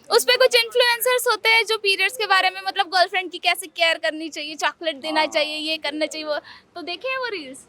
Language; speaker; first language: Hindi; non-native, local second language; Marathi